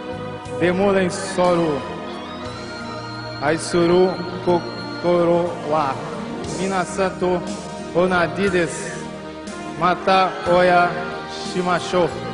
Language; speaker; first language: Japanese; non-native, learner; Portuguese